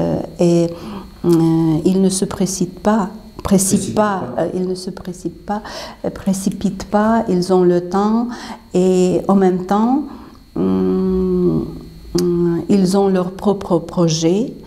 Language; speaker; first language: French; non-native, fluent; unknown